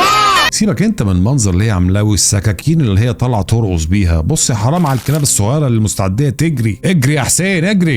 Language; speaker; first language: Arabic; native; Arabic